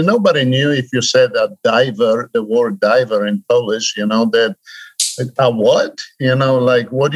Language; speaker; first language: English; non-native, fluent; Polish